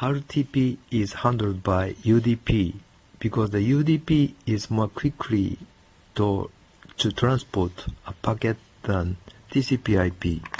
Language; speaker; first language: English; non-native, learner; Japanese